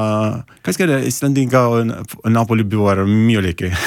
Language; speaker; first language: Icelandic; non-native, learner; Italian